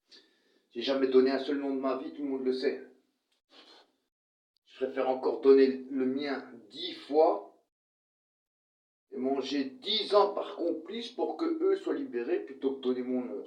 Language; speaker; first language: French; early bilingual, other home language; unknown